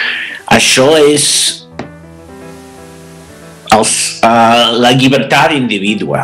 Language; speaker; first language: Catalan; non-native, fluent; English